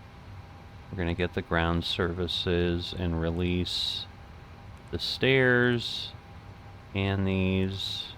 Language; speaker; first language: English; native; English